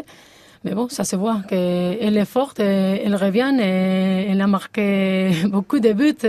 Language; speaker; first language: French; non-native, fluent; Spanish